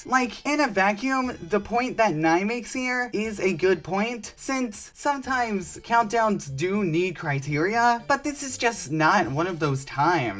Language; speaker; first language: English; native; English